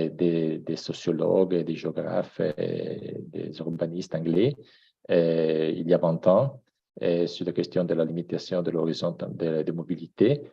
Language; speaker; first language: French; non-native, fluent; Italian